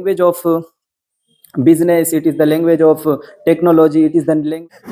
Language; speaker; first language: English; non-native, learner; Hindi